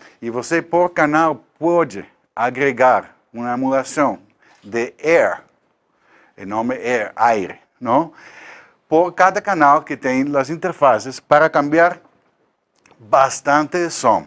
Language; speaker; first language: Portuguese; non-native, learner; Spanish